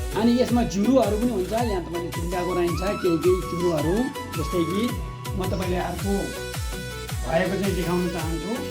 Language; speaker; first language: Nepali; non-native, local second language; Eastern Tamang